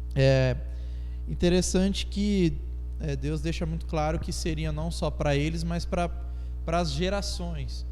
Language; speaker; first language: Portuguese; native; Portuguese